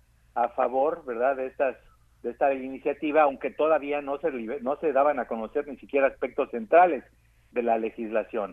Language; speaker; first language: Spanish; native; Spanish